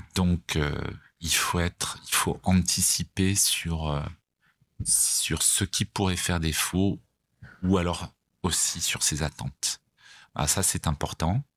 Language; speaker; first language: French; native; French